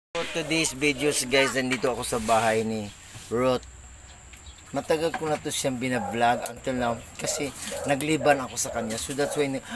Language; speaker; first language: Filipino; non-native, local second language; Cebuano